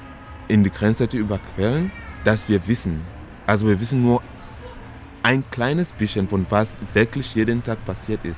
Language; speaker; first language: German; non-native, learner; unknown